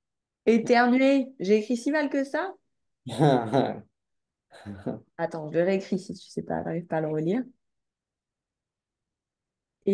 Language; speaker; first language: French; native; French